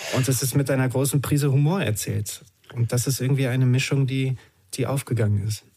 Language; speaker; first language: German; early bilingual, other home language; Romanian